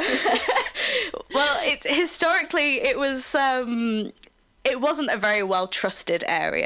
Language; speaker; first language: English; native; English